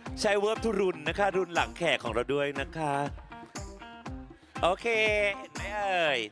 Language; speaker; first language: Thai; native; Thai